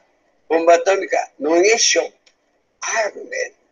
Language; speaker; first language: Portuguese; non-native, learner; Japanese